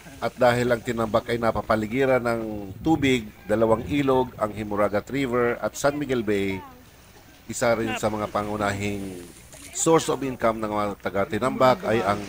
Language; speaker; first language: Filipino; non-native, local second language; Bikol